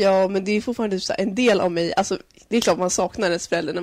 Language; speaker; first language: Swedish; native; Swedish